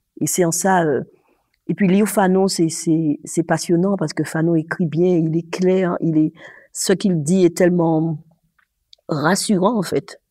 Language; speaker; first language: French; native; French